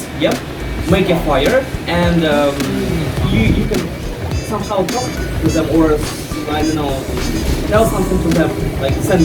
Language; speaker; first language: English; non-native, learner; Russian